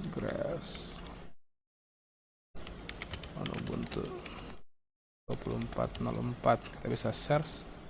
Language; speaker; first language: Indonesian; native; Indonesian